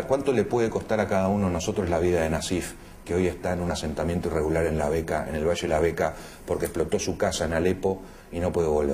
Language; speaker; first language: Spanish; native; Spanish